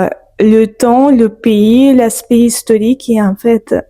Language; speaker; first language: French; non-native, fluent; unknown